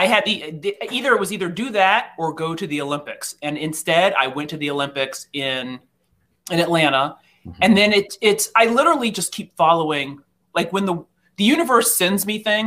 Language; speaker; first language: English; native; English